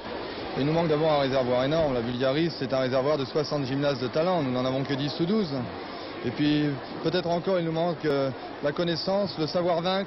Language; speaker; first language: French; native; French